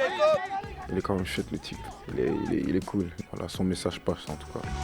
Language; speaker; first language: French; native; French